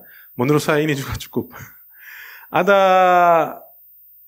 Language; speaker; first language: Indonesian; non-native, learner; Korean